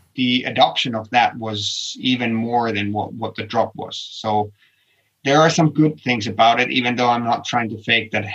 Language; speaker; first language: English; non-native, fluent; Finnish